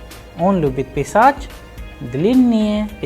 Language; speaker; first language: Russian; non-native, fluent; Hindi